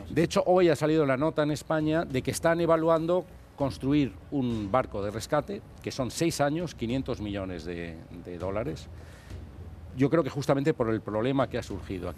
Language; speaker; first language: Spanish; native; Spanish